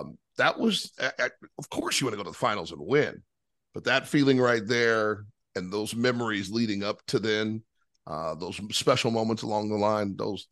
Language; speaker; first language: English; native; English